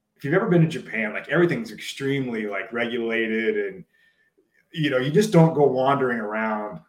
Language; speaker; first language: English; native; English